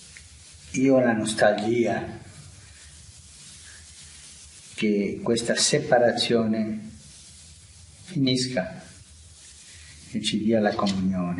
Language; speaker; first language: Italian; non-native, fluent; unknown